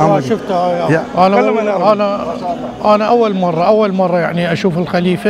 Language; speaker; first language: Arabic; native; Arabic